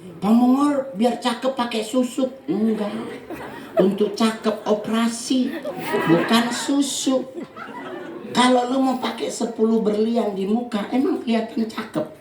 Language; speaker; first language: Indonesian; native; Indonesian